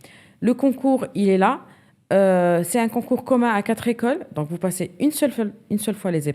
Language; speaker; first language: French; native; French